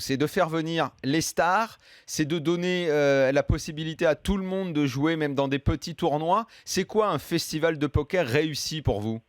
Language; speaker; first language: French; native; French